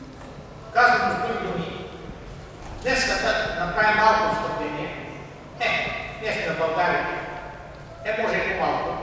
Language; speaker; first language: Bulgarian; non-native, local second language; Turkish